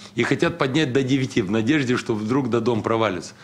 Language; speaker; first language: Russian; non-native, local second language; Romanian